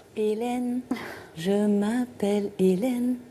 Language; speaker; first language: French; native; French